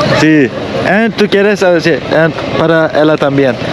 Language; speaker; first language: Spanish; non-native, learner; Turkish